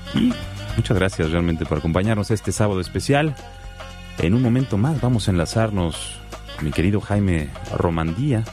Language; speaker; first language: Spanish; native; Spanish